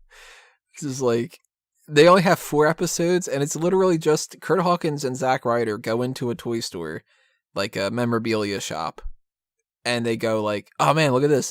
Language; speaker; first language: English; native; English